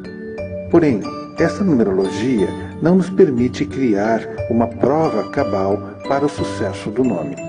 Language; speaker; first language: Portuguese; native; Portuguese